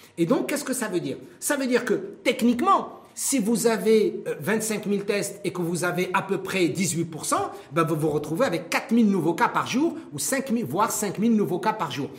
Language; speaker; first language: French; non-native, local second language; Arabic